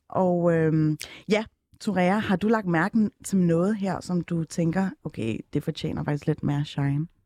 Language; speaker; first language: Danish; early bilingual, other home language; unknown